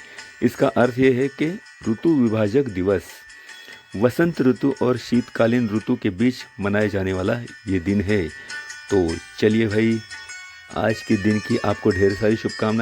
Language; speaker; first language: Hindi; non-native, local second language; Marathi